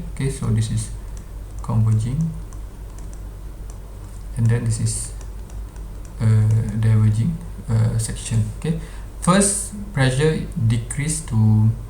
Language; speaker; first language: English; non-native, local second language; Malay